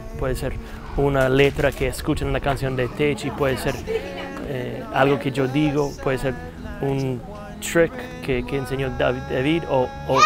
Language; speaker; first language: Spanish; non-native, fluent; English